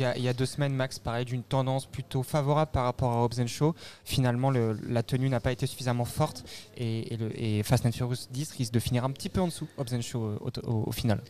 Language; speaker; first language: French; native; French